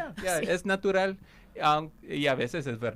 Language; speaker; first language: Spanish; non-native, fluent; English